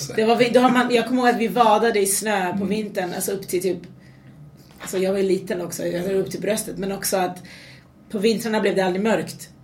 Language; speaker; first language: Swedish; early bilingual, other home language; Persian